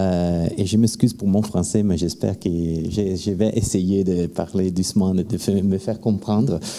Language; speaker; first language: French; non-native, fluent; Italian